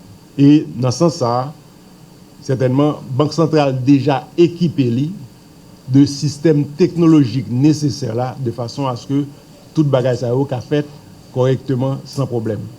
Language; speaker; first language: French; non-native, local second language; Haitian Creole